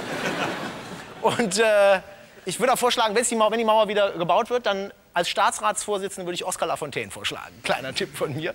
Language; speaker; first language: German; native; German